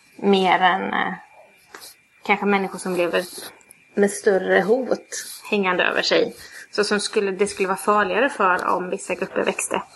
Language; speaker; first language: Swedish; native; Swedish